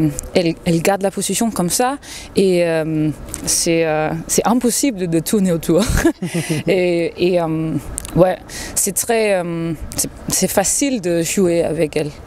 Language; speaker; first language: French; non-native, learner; Danish